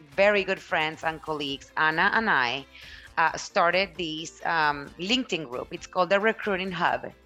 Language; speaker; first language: English; non-native, fluent; Spanish